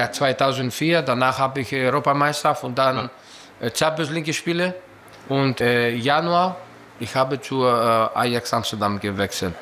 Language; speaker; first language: German; non-native, learner; Greek